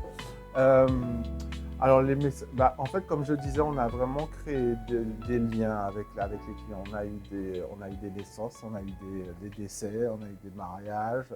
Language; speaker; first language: French; native; French